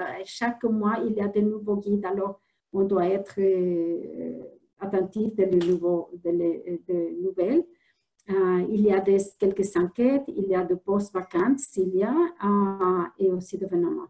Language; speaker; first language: French; non-native, fluent; Spanish